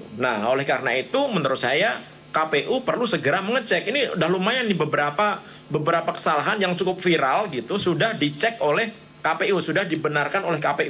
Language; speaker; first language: Indonesian; native; Indonesian